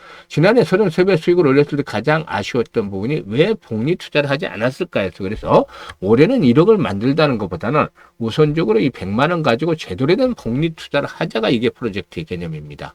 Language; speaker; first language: Korean; native; Korean